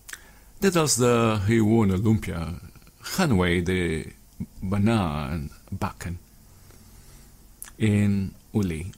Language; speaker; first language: Dutch; non-native, learner; Filipino